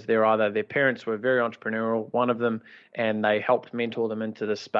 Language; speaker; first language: English; native; English